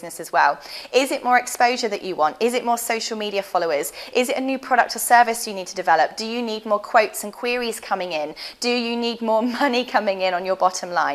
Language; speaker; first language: English; native; English